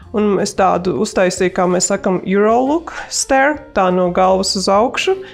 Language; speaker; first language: Latvian; native; Latvian